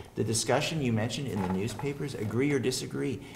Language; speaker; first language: English; native; English